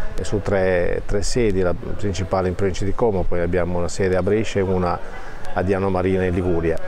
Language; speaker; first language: Italian; native; Italian